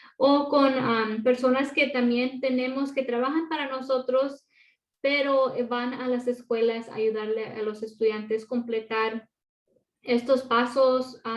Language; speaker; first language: Spanish; early bilingual, other home language; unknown